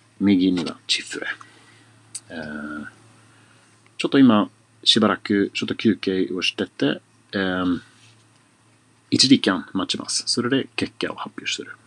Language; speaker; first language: Japanese; non-native, learner; Swedish